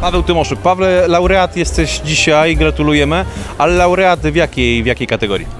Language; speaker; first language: Polish; native; Polish